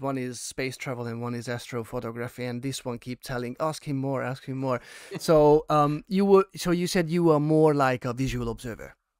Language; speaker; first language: English; non-native, fluent; Hungarian